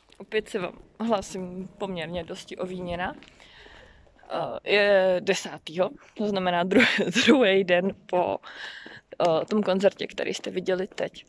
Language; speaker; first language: Czech; native; Czech